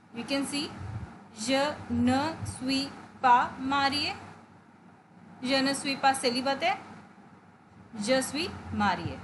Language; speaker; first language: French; non-native, fluent; Hindi